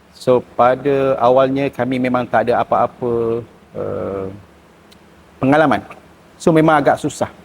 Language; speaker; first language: Malay; native; Malay